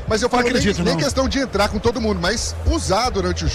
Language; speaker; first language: Portuguese; native; Portuguese